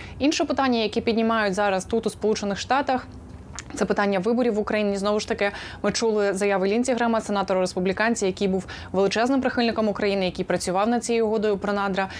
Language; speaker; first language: Ukrainian; native; Ukrainian